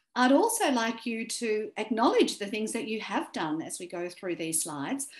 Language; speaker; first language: English; native; English